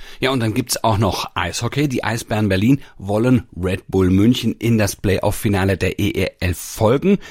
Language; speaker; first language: German; native; German